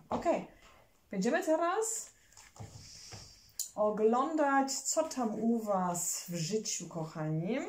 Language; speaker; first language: Polish; early bilingual, heritage; German